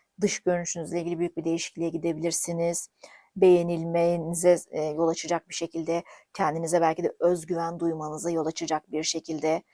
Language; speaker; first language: Turkish; native; Turkish